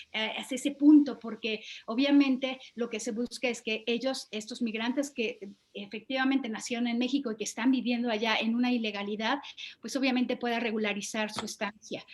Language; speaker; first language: Spanish; native; Spanish